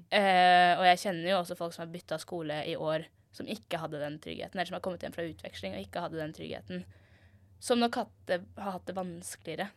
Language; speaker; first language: Norwegian; native; Norwegian